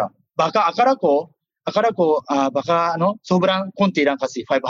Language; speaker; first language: Filipino; non-native, learner; Japanese